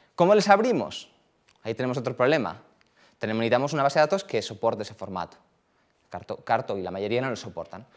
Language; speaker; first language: Spanish; native; Spanish